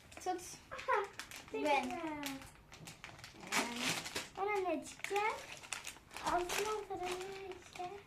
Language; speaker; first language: Turkish; native; Turkish